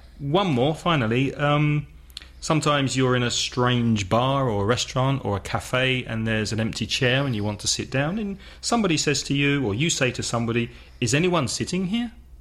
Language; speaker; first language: English; native; English